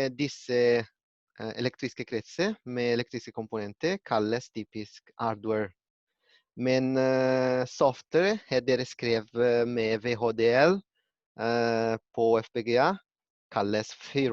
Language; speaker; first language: Norwegian; non-native, learner; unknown